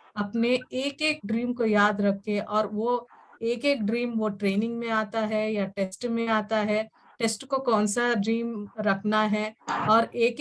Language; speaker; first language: Hindi; non-native, local second language; Telugu